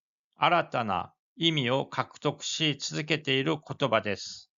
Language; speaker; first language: Japanese; non-native, fluent; Korean